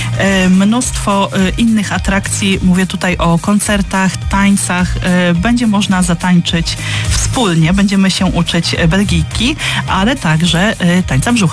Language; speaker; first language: Polish; native; Polish